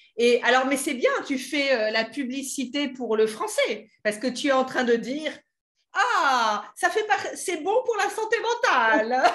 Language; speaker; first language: French; native; French